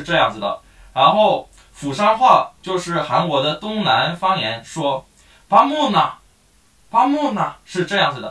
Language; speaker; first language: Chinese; non-native, fluent; Korean